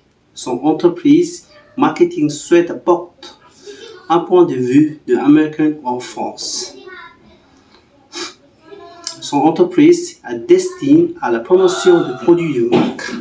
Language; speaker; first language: French; non-native, learner; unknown